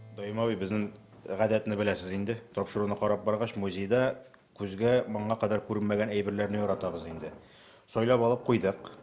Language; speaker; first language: Tatar; native; Tatar